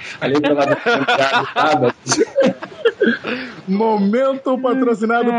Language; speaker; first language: Portuguese; native; Portuguese